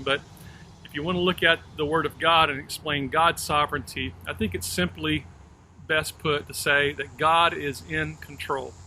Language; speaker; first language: English; native; English